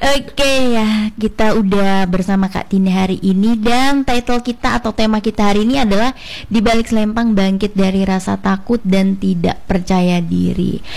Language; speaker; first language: Indonesian; native; Indonesian